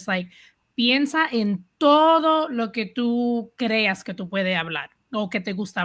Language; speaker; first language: Spanish; early bilingual, heritage; Spanish